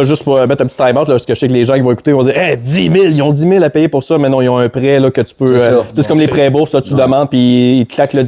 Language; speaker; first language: French; native; French